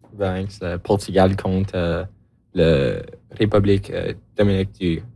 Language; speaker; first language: French; non-native, local second language; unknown